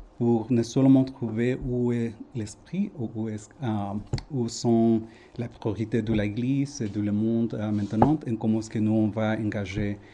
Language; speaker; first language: French; non-native, learner; Spanish